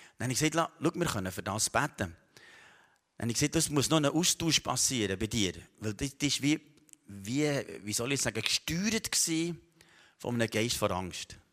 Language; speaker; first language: German; native; German